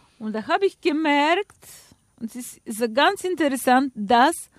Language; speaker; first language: German; non-native, fluent; Bulgarian